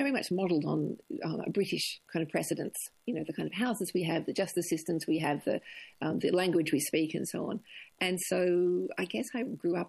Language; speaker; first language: English; native; English